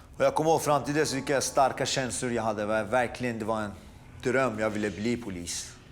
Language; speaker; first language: Swedish; early bilingual, other home language; Persian